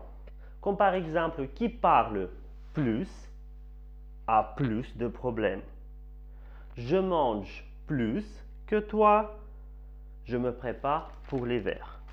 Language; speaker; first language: French; non-native, fluent; Russian